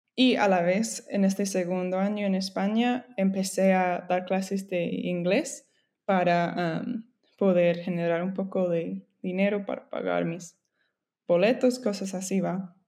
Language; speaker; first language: Spanish; non-native, fluent; English